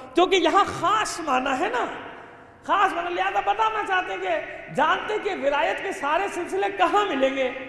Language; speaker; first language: Urdu; native; Urdu